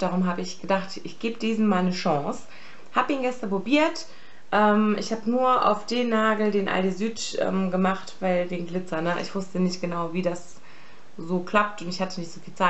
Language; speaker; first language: German; native; German